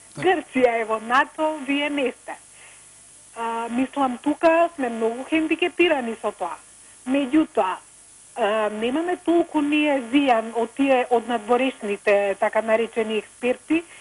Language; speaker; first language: Macedonian; native; Macedonian